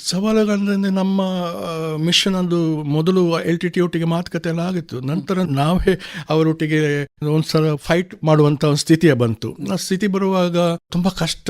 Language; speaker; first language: Kannada; non-native, local second language; Konkani